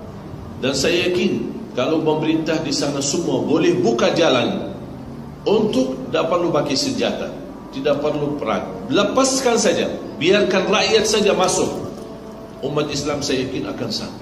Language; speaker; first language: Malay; non-native, fluent; Arabic